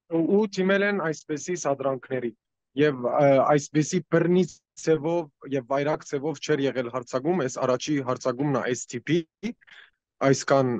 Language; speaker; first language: Armenian; early bilingual, heritage; Armenian